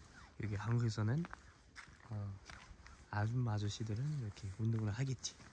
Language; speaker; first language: Korean; non-native, fluent; French